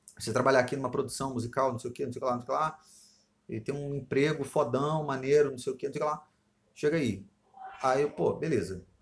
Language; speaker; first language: Portuguese; native; Portuguese